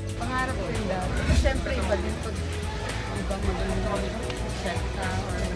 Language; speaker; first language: Filipino; native; Filipino